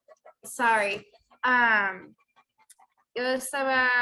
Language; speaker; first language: Spanish; non-native, learner; English